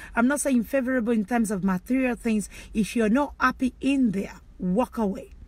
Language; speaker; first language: English; non-native, local second language; Yoruba